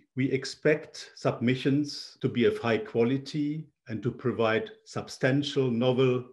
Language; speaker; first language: English; non-native, fluent; German